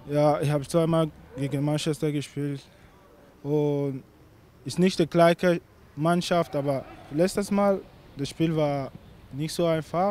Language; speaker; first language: German; non-native, learner; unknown